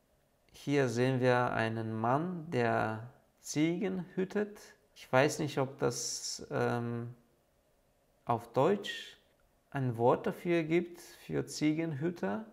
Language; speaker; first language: German; non-native, fluent; Bulgarian